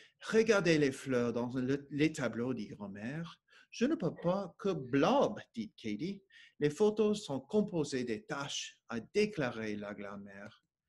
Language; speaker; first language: French; non-native, learner; English